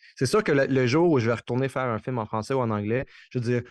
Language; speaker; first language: French; native; French